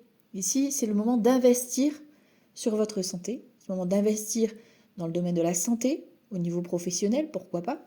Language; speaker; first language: French; native; French